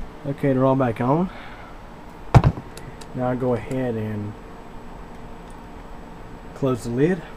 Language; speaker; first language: English; native; English